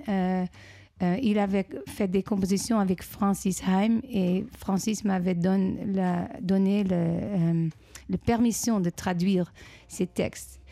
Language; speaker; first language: French; non-native, fluent; Dutch